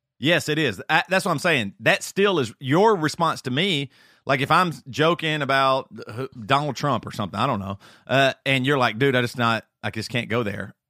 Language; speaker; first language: English; native; English